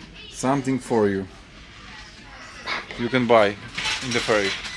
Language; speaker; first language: English; non-native, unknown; Polish